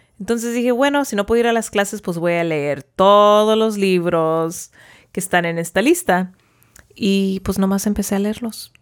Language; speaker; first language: Spanish; early bilingual, heritage; Spanish